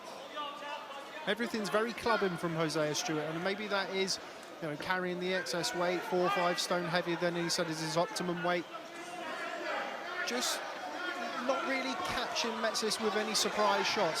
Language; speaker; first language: English; native; English